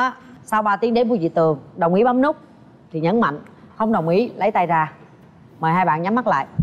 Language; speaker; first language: Vietnamese; native; Vietnamese